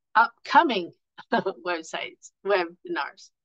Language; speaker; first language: English; native; English